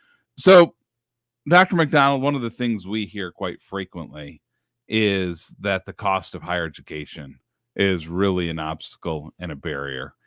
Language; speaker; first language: English; native; English